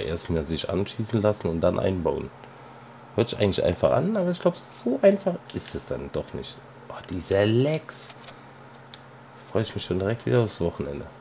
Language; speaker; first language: German; native; German